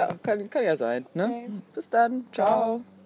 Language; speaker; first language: German; native; German